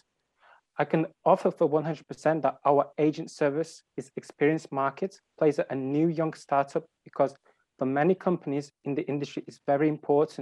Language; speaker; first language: English; non-native, fluent; Ukrainian